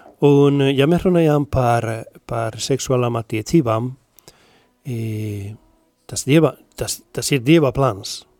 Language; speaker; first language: Latvian; non-native, learner; Spanish